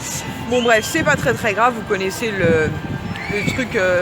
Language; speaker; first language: French; native; French